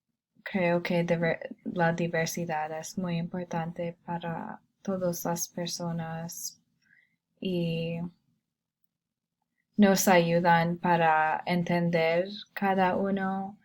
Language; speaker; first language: Spanish; non-native, learner; English